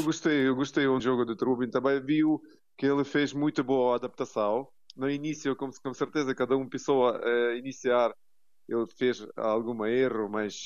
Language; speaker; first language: Portuguese; non-native, learner; Ukrainian